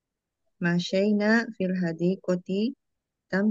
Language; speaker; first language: Arabic; non-native, learner; Indonesian